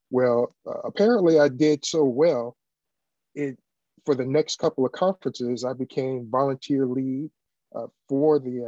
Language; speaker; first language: English; native; English